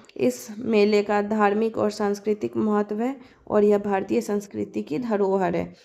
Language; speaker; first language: Hindi; native; Hindi